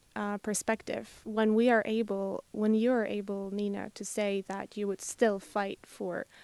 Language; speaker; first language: English; non-native, fluent; Slovak